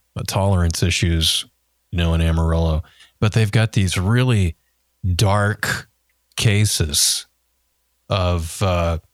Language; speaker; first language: English; native; English